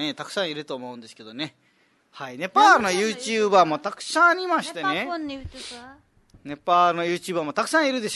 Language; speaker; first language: Japanese; native; Japanese